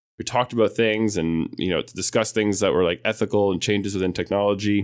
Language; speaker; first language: English; native; English